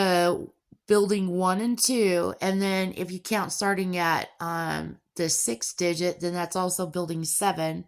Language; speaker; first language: English; native; English